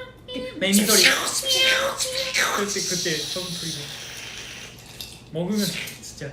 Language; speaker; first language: Korean; non-native, fluent; Japanese